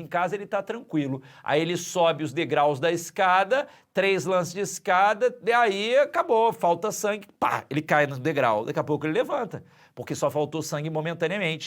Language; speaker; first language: Portuguese; native; Portuguese